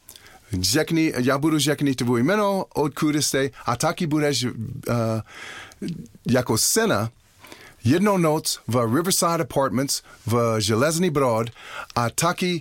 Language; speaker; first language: Czech; non-native, learner; English